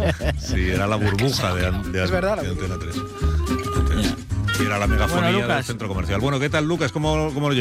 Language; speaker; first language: Spanish; native; Spanish